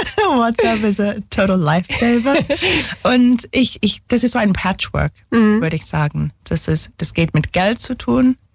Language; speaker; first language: German; non-native, fluent; English